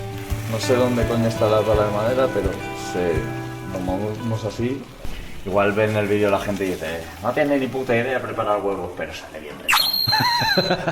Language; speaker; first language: Spanish; native; Spanish